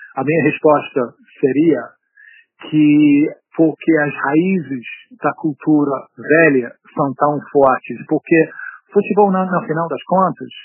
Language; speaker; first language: Portuguese; non-native, fluent; English